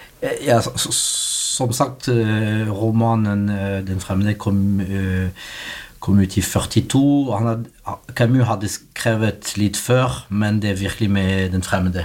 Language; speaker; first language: Norwegian; non-native, fluent; French